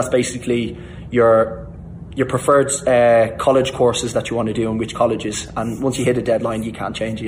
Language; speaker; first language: English; native; English